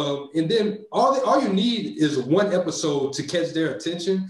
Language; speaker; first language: English; native; English